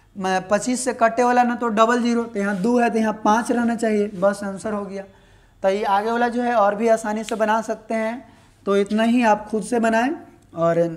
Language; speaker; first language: Hindi; native; Hindi